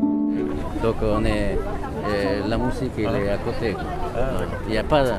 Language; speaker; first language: French; non-native, fluent; Spanish